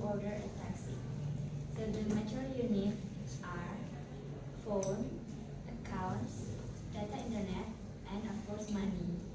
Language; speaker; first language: English; non-native, learner; Indonesian